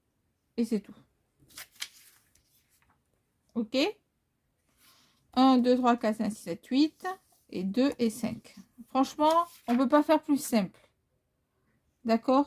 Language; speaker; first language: French; native; French